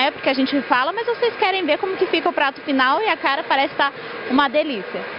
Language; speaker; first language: Portuguese; native; Portuguese